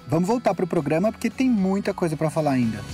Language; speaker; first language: Portuguese; native; Portuguese